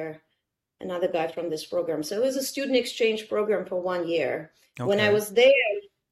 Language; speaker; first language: English; non-native, fluent; Russian